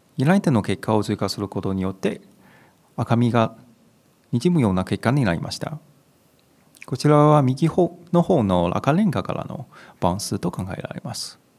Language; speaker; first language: Japanese; non-native, fluent; Chinese